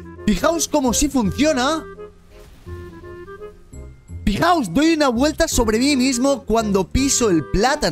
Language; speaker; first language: Spanish; native; Spanish